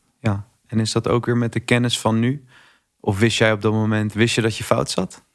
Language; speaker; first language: Dutch; native; Dutch